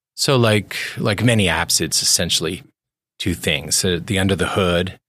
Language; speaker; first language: English; native; English